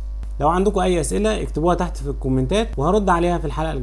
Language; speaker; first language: Arabic; native; Arabic